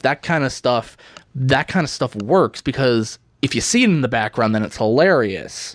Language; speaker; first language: English; native; English